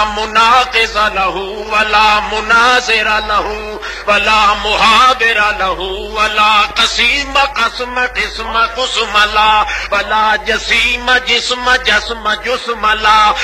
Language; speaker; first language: Arabic; non-native, fluent; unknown